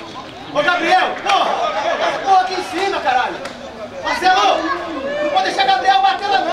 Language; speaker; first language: Portuguese; native; Portuguese